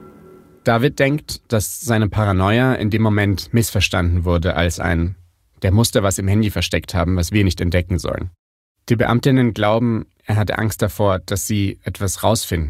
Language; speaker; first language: German; native; German